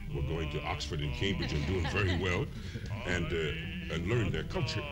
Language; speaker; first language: English; native; English